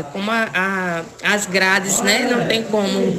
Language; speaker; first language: Portuguese; native; Portuguese